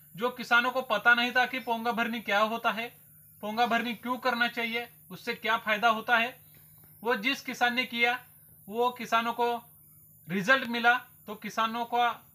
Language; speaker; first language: Hindi; non-native, local second language; Marathi